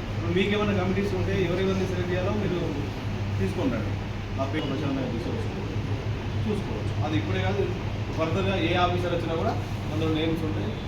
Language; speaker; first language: Telugu; native; Telugu